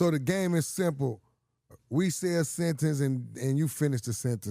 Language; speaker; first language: English; native; English